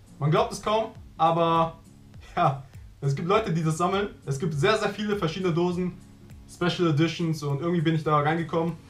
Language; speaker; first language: German; early bilingual, other home language; Vietnamese